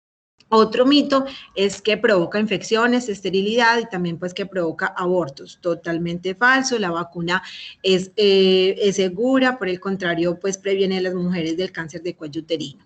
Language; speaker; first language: Spanish; native; Spanish